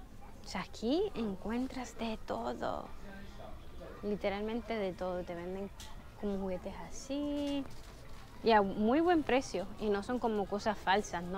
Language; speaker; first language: Spanish; early bilingual, heritage; Spanish